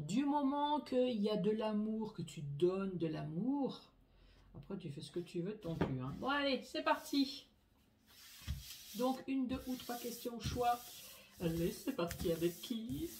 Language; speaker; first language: French; native; French